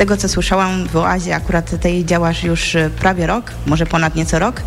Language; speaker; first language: Polish; native; Polish